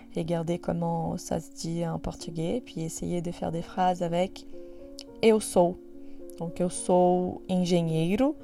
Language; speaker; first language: French; non-native, fluent; Portuguese